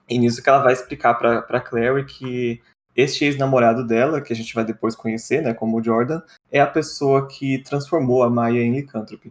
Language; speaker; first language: Portuguese; native; Portuguese